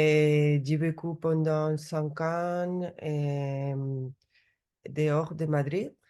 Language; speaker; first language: French; non-native, learner; Spanish